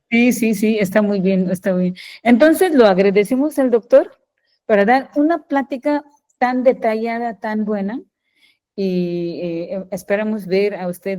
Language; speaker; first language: Spanish; non-native, fluent; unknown